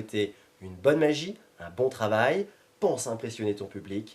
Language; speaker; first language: French; native; French